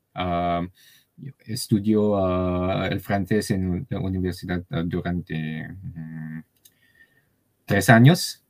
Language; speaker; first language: Spanish; non-native, learner; Chinese